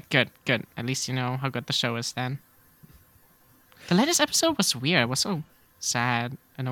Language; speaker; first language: English; non-native, fluent; German